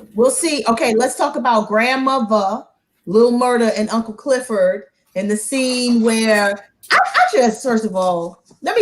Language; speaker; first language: English; native; English